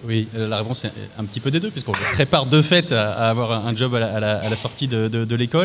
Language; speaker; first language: French; native; French